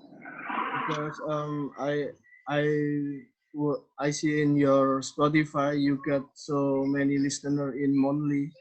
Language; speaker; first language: English; non-native, learner; Indonesian